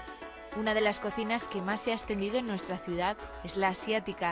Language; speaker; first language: Spanish; native; Spanish